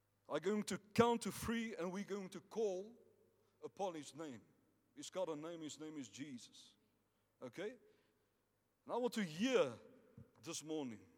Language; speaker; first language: English; non-native, local second language; Afrikaans